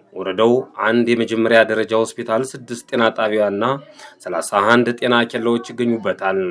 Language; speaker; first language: Amharic; native; Amharic